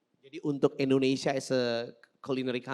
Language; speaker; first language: Indonesian; native; Indonesian